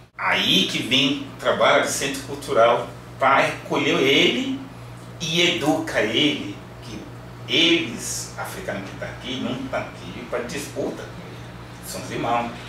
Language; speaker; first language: Portuguese; non-native, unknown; Yoruba